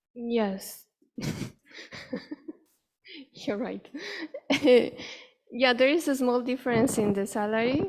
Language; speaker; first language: English; non-native, fluent; Spanish